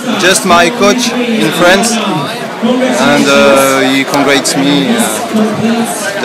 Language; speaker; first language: English; non-native, learner; French